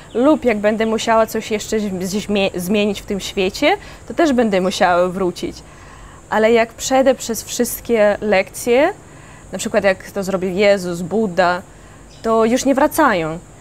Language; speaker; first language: Polish; non-native, fluent; Ukrainian